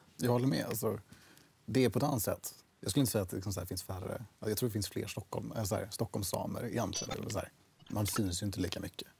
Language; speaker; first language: Swedish; native; Swedish